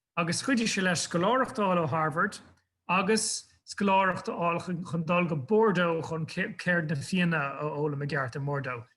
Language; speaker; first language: Irish; non-native, local second language; English